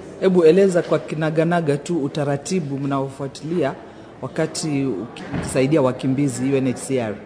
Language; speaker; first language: Swahili; native; Swahili